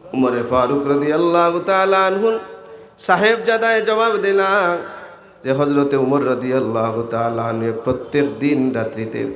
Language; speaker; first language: Bangla; native; Bangla